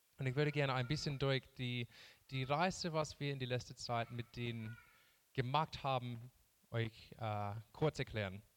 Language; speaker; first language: German; non-native, fluent; English